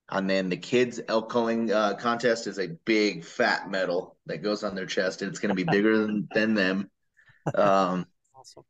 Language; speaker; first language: English; native; English